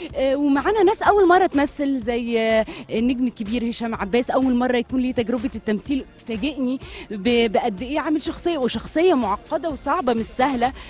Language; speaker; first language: Arabic; native; Arabic